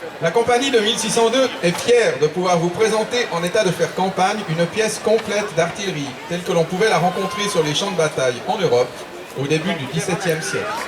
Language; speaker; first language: French; native; French